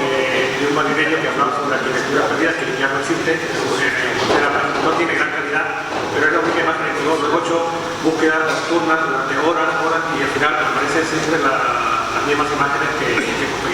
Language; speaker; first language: Spanish; native; Spanish